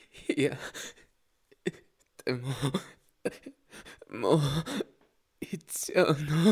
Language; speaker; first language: Japanese; non-native, learner; Spanish